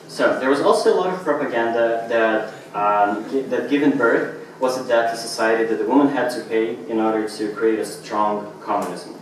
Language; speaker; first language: English; non-native, fluent; Russian